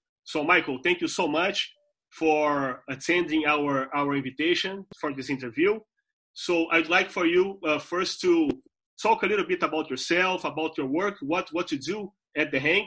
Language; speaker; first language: English; non-native, fluent; Portuguese